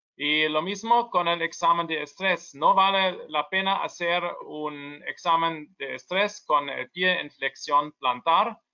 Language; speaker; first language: Spanish; non-native, learner; German